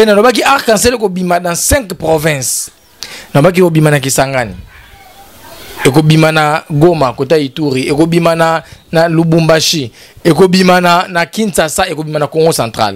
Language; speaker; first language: French; non-native, local second language; Lingala